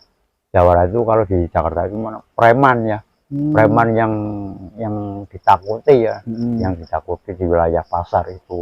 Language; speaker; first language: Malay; non-native, local second language; Javanese